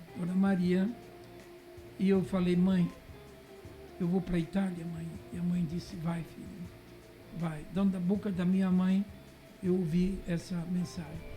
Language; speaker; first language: Portuguese; early bilingual, other home language; Italian